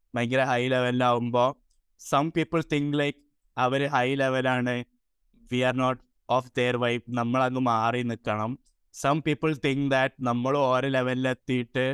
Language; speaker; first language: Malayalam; early bilingual, heritage; Malayalam